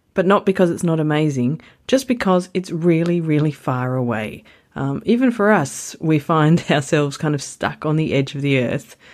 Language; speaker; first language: English; native; English